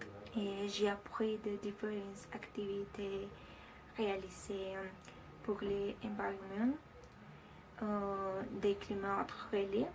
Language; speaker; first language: French; non-native, learner; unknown